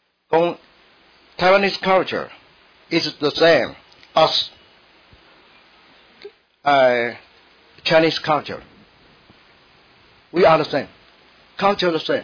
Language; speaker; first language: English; non-native, learner; Min Nan Chinese